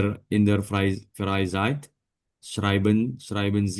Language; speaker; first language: German; non-native, learner; Indonesian